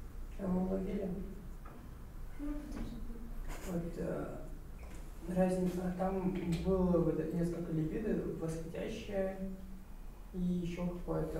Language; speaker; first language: Russian; native; Russian